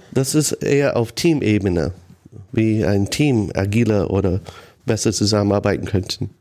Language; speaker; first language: German; non-native, fluent; English